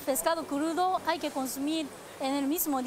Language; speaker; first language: Spanish; non-native, learner; Japanese